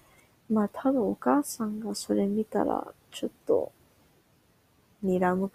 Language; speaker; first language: Japanese; non-native, learner; English